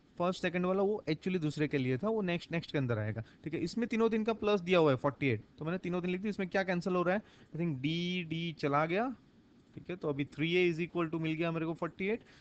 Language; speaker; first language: Hindi; non-native, local second language; Gujarati